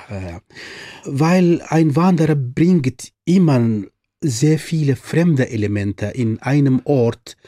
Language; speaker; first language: German; non-native, fluent; Arabic